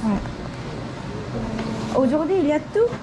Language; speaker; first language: French; non-native, learner; Korean